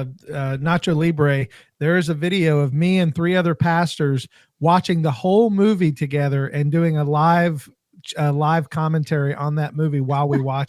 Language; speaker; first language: English; native; English